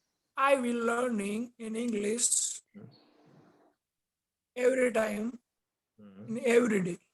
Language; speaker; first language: English; non-native, learner; Gujarati